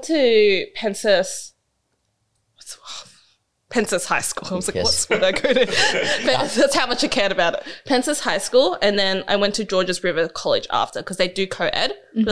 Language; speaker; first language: English; native; English